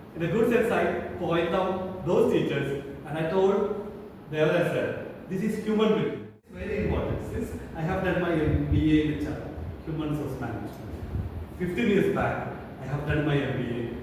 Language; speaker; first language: English; non-native, local second language; Malayalam